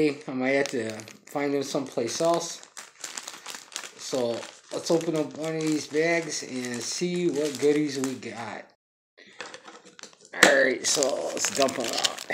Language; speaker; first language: English; native; English